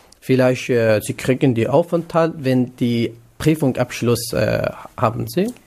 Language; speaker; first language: German; non-native, learner; Kurdish